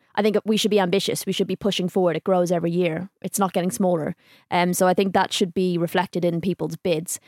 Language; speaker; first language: English; native; English